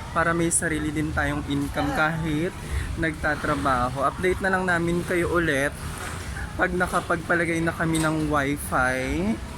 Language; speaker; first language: Filipino; native; Filipino